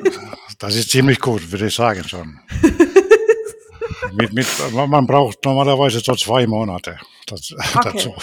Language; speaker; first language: German; non-native, fluent; Finnish